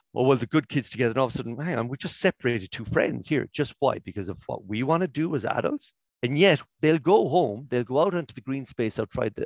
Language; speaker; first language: English; native; English